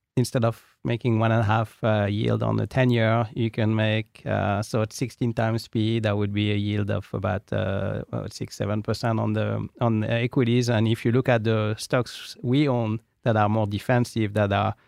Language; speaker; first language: English; non-native, fluent; French